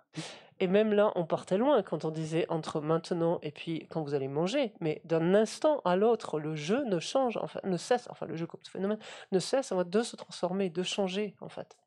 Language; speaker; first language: French; native; French